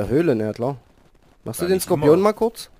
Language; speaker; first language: German; native; German